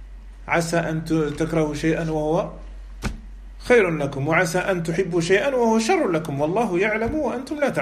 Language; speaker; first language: Arabic; non-native, fluent; French